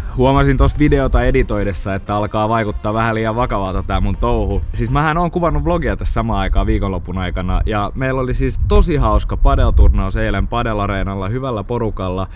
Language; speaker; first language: Finnish; non-native, local second language; Swedish